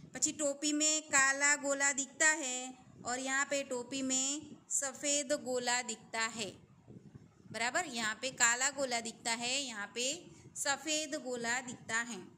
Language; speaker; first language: Hindi; non-native, local second language; Gujarati